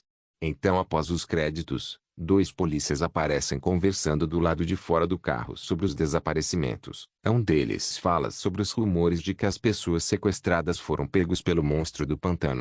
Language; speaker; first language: Portuguese; native; Portuguese